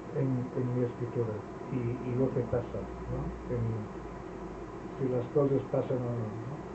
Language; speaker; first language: Spanish; non-native, fluent; Welsh